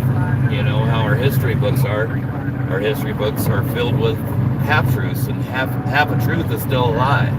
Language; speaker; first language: English; native; English